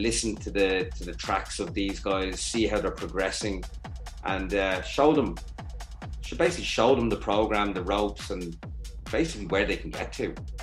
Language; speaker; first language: English; native; English